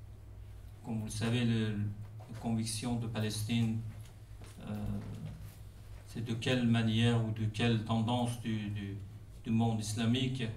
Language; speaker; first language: French; non-native, fluent; Persian